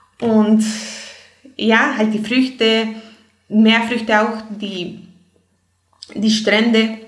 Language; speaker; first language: German; non-native, fluent; Spanish